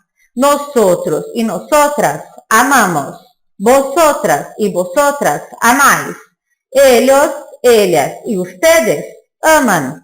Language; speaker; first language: Spanish; non-native, fluent; Portuguese